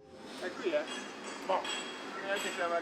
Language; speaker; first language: Italian; non-native, learner; Japanese